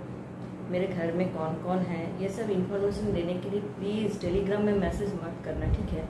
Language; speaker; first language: Hindi; non-native, local second language; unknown